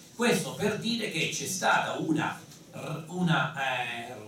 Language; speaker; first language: Italian; native; Italian